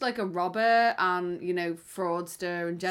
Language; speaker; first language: English; native; English